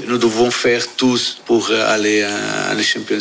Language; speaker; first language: French; non-native, learner; Portuguese